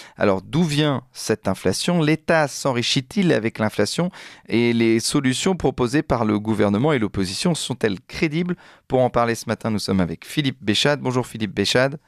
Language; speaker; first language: French; native; French